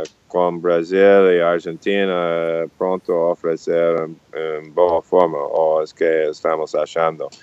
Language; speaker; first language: Portuguese; non-native, fluent; English